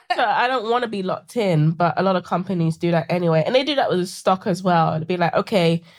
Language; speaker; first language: English; native; English